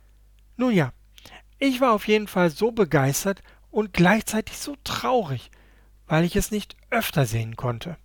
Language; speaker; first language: German; native; German